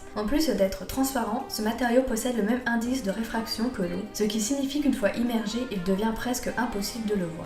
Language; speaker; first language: French; native; French